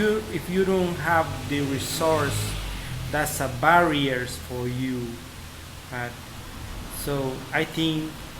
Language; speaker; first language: English; non-native, fluent; Spanish